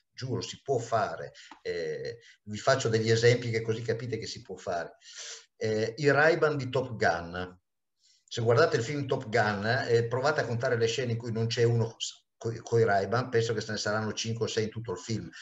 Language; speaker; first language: Italian; native; Italian